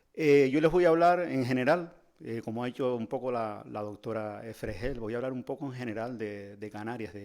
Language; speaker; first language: Spanish; native; Spanish